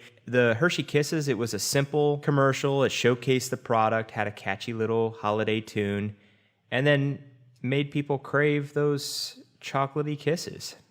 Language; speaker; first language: English; native; English